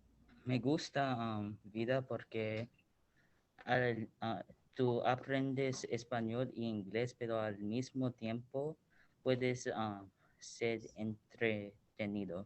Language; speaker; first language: Spanish; early bilingual, heritage; Spanish